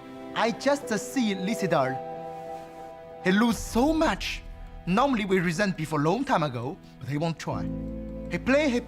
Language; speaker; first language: English; non-native, learner; Chinese